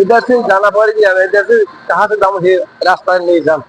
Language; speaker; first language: Hindi; non-native, learner; Bangla